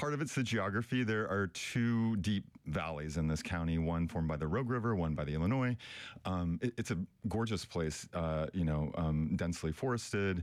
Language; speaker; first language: English; native; English